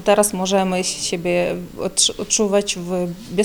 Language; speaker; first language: Polish; non-native, learner; Ukrainian